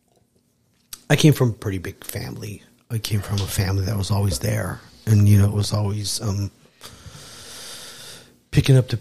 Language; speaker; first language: English; native; English